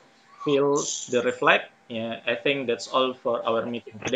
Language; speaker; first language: English; non-native, fluent; Indonesian